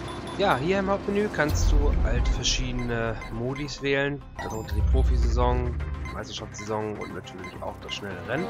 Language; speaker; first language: German; native; German